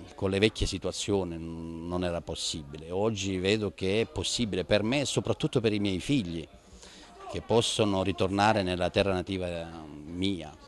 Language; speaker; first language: Italian; native; Italian